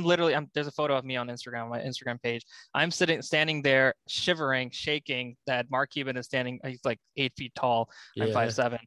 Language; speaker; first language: English; native; English